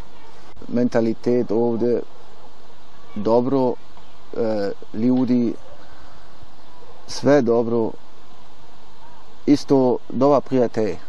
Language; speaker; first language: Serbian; non-native, learner; German